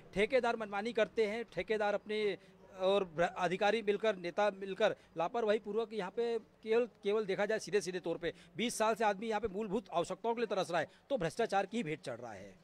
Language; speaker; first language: Hindi; native; Hindi